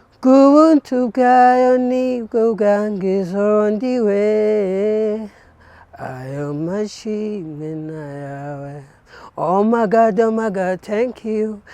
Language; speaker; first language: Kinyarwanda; native; Kinyarwanda